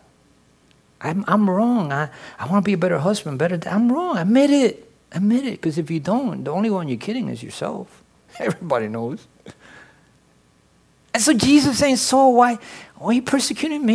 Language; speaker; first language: English; early bilingual, other home language; Spanish